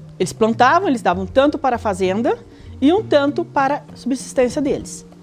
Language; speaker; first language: Portuguese; native; Portuguese